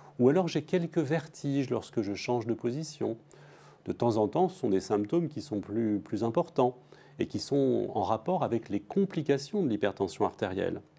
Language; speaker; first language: French; native; French